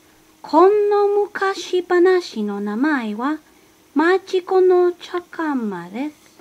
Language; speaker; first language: Japanese; non-native, learner; English